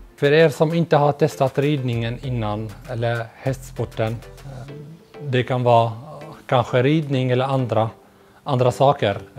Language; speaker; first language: Swedish; non-native, fluent; Arabic